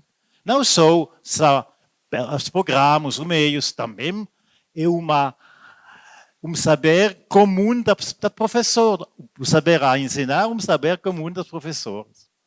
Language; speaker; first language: Portuguese; non-native, learner; French